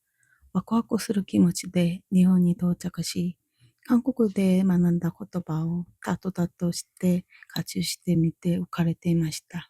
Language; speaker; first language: Japanese; non-native, fluent; Korean